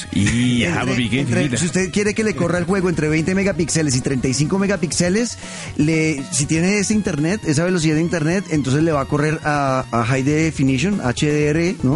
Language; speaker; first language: Spanish; native; Spanish